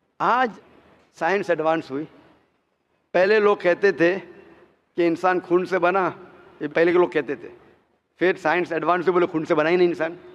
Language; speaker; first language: Hindi; non-native, local second language; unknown